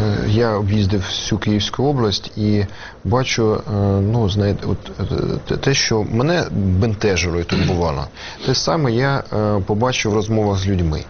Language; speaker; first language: Ukrainian; native; Ukrainian